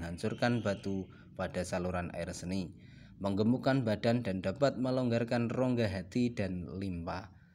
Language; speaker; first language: Indonesian; native; Indonesian